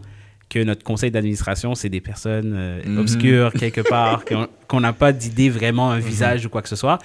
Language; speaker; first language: French; native; French